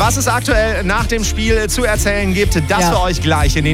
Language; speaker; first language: German; native; German